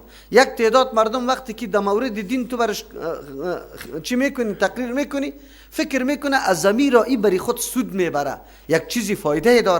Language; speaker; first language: Persian; native; Persian